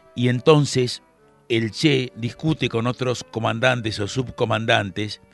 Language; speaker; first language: Spanish; native; Spanish